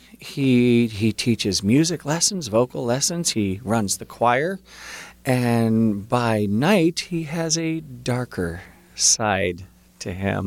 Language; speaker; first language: English; native; English